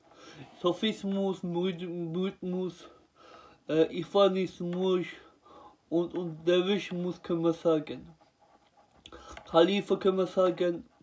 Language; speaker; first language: German; non-native, learner; Turkish